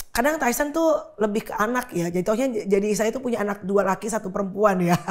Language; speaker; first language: Indonesian; native; Indonesian